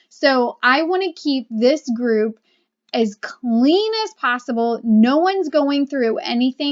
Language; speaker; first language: English; native; English